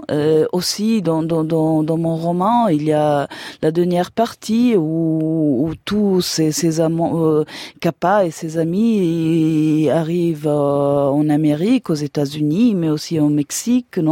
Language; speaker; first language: French; non-native, fluent; German